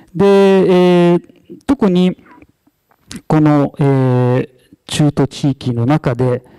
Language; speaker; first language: Japanese; non-native, fluent; Arabic